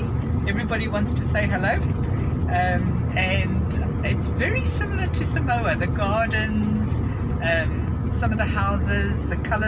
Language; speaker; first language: English; non-native, local second language; Afrikaans